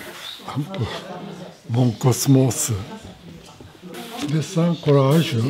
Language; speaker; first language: French; non-native, fluent; Japanese